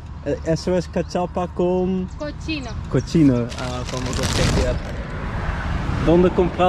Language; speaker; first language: Spanish; non-native, learner; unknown